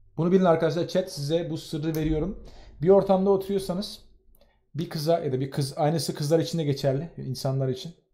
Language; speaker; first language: Turkish; native; Turkish